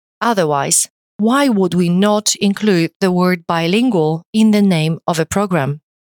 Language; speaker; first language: English; non-native, fluent; Polish